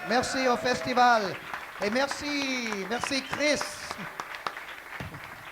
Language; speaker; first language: French; non-native, learner; English